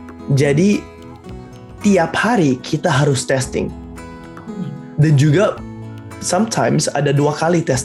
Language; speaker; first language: Indonesian; early bilingual, heritage; Indonesian